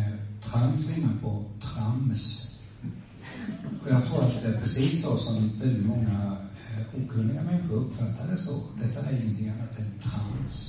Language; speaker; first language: Swedish; native; Swedish